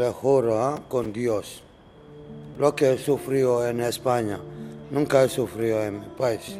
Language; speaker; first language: Spanish; non-native, learner; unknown